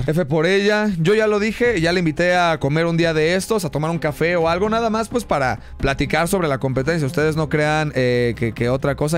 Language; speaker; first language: Spanish; native; Spanish